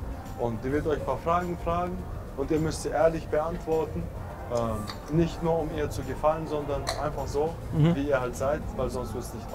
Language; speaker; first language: German; native; German